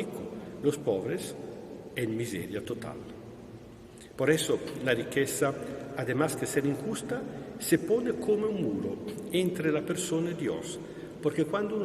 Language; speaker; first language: Spanish; non-native, fluent; Italian